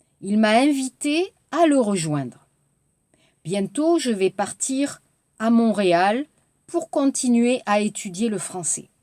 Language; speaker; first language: French; native; French